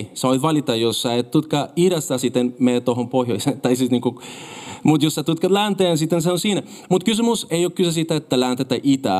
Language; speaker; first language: Finnish; non-native, fluent; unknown